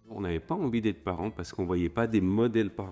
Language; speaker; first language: French; native; French